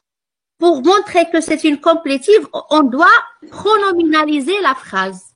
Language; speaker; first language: French; non-native, local second language; Arabic